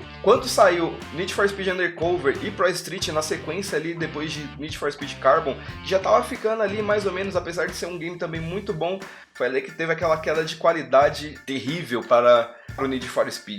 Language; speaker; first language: Portuguese; native; Portuguese